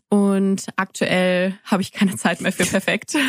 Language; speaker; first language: German; native; German